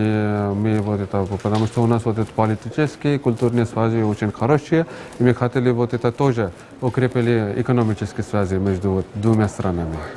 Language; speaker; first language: Russian; non-native, fluent; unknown